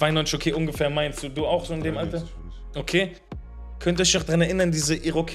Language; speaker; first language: German; native; German